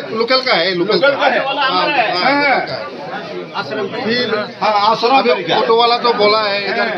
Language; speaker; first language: Hindi; non-native, local second language; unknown